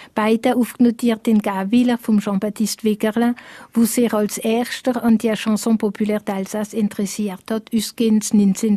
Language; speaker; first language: German; non-native, local second language; Swiss German